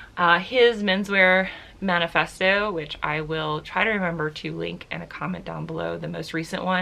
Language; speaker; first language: English; native; English